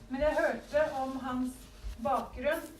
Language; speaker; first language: Norwegian; early bilingual, other home language; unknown